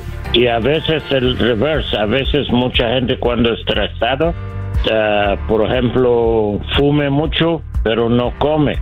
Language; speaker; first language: Spanish; non-native, learner; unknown